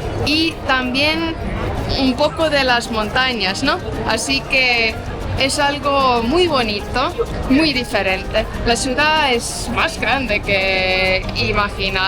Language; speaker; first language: Spanish; non-native, fluent; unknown